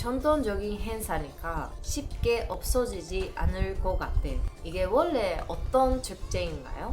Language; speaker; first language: Korean; non-native, learner; Japanese